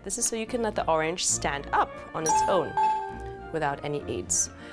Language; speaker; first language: English; early bilingual, other home language; Chinese